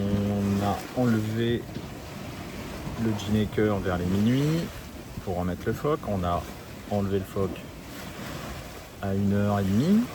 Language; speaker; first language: French; native; French